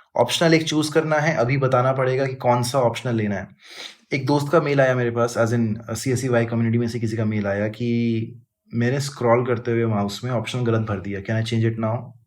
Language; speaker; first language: Hindi; native; Hindi